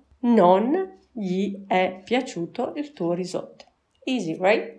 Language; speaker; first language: Italian; non-native, fluent; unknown